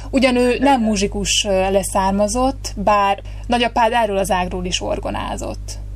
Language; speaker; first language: Hungarian; native; Hungarian